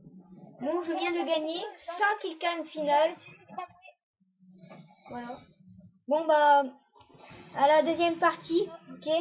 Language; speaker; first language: French; native; French